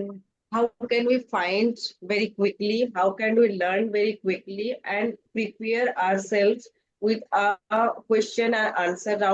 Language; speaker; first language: English; non-native, learner; Hindi